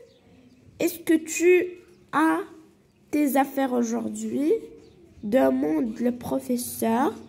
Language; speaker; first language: French; non-native, local second language; Arabic